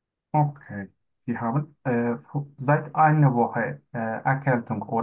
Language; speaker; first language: German; non-native, learner; Turkish